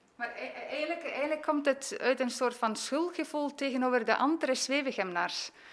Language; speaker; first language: Dutch; non-native, fluent; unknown